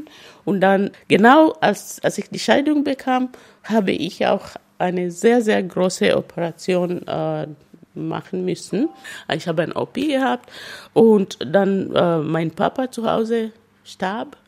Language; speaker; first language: German; non-native, fluent; Luyia